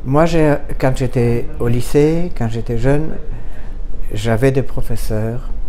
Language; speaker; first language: French; non-native, fluent; Romanian